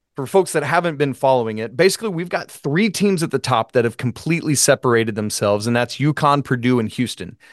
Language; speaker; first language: English; native; English